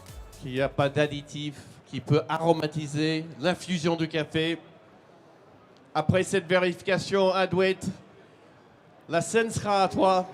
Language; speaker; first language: French; native; French